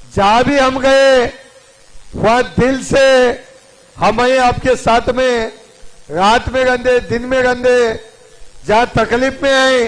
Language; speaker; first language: Hindi; non-native, local second language; Kannada